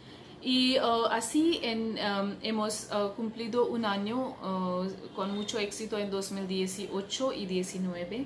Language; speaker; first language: Spanish; non-native, fluent; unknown